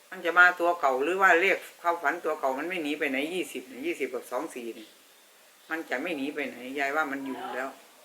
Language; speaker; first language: Thai; native; Thai